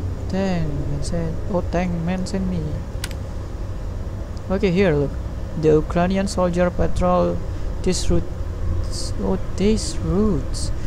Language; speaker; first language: English; non-native, learner; Indonesian